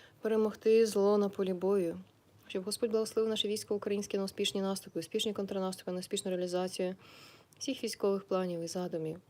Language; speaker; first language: Ukrainian; native; Ukrainian